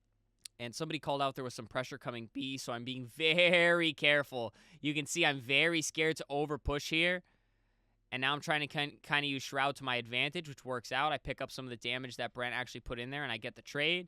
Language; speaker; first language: English; native; English